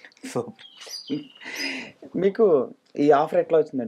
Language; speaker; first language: Telugu; native; Telugu